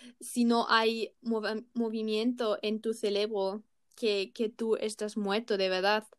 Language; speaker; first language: Spanish; non-native, learner; German